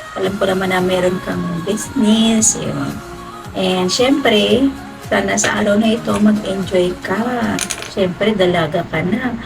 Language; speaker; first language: Filipino; non-native, local second language; Cebuano